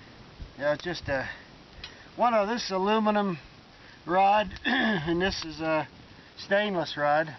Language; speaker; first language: English; native; English